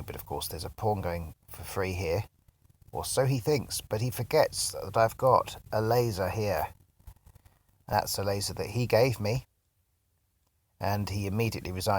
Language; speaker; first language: English; native; English